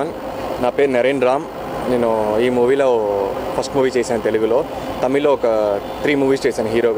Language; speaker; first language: Telugu; non-native, learner; Tamil